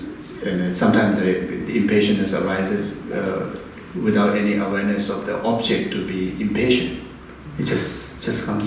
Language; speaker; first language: English; non-native, fluent; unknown